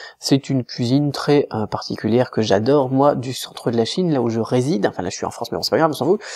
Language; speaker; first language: French; native; French